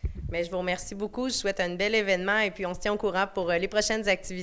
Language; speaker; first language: French; native; French